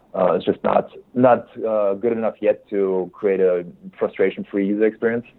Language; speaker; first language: English; non-native, fluent; German